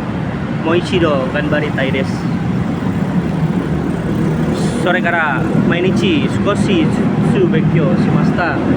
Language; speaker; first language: Japanese; non-native, learner; Indonesian